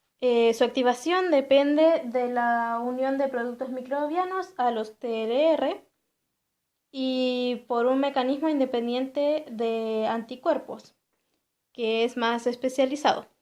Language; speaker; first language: Spanish; native; Spanish